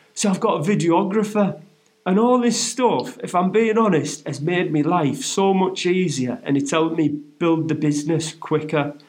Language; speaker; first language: English; native; English